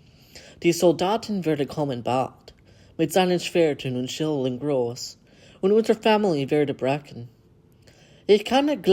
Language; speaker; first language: German; non-native, learner; English